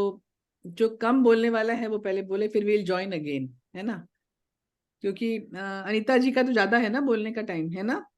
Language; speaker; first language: Hindi; native; Hindi